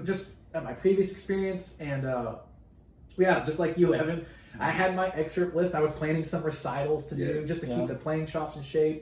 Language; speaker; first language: English; native; English